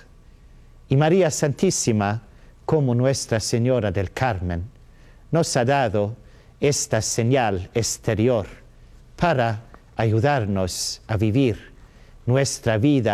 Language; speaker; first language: Spanish; non-native, learner; Swedish